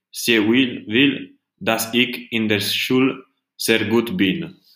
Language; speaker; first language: German; non-native, learner; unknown